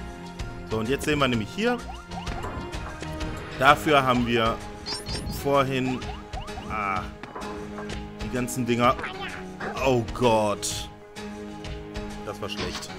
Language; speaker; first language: German; native; German